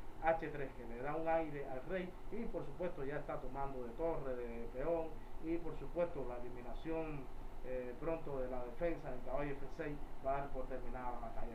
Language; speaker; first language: Spanish; native; Spanish